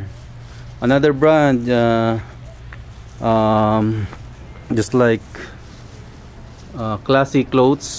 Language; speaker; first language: English; non-native, local second language; Filipino